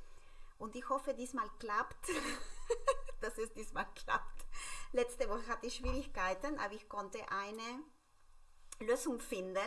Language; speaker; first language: German; non-native, fluent; Spanish